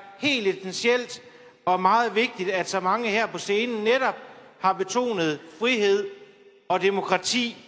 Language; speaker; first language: Danish; native; Danish